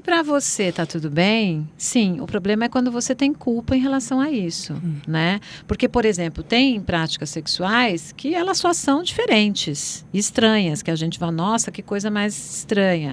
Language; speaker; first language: Portuguese; native; Portuguese